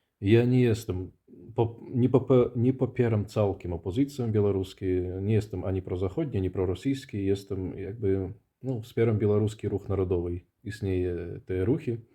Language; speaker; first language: Polish; non-native, fluent; Russian